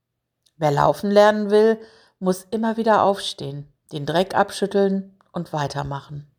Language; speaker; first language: German; native; German